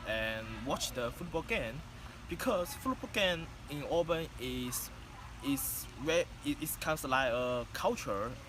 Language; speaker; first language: English; non-native, learner; Chinese